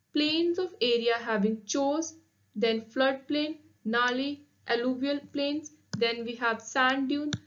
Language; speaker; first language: English; non-native, local second language; Punjabi